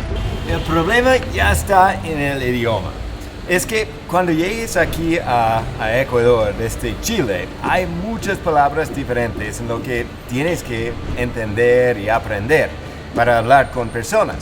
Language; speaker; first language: Spanish; non-native, fluent; English